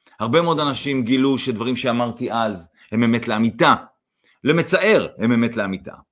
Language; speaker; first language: Hebrew; non-native, fluent; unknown